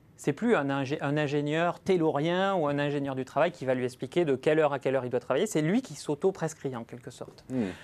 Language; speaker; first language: French; native; French